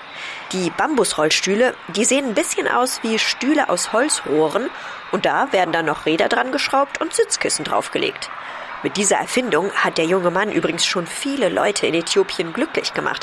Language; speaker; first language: German; native; German